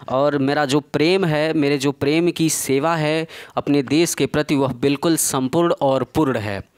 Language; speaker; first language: Hindi; native; Hindi